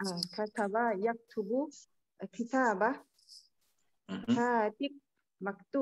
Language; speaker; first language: Arabic; non-native, fluent; Malay